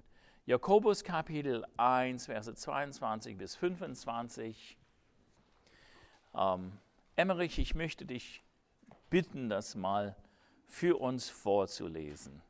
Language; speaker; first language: German; non-native, fluent; English